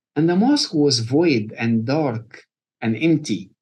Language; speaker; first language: English; non-native, fluent; Arabic